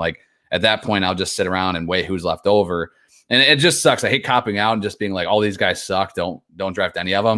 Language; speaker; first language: English; native; English